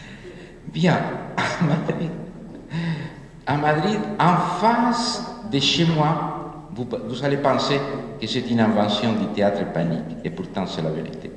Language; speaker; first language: French; non-native, fluent; Spanish